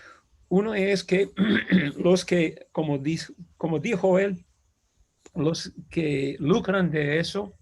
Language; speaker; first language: Spanish; non-native, fluent; English